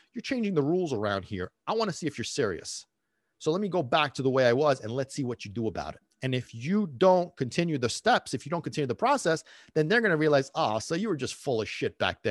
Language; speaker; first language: English; early bilingual, other home language; Italian